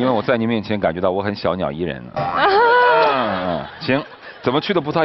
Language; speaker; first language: Chinese; native; Chinese